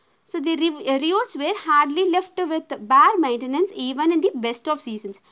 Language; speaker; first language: English; non-native, local second language; Tamil